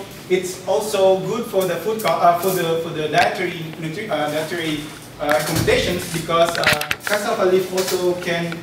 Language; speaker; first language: English; non-native, learner; Indonesian